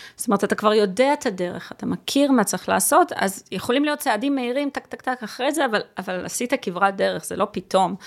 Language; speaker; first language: Hebrew; early bilingual, other home language; Russian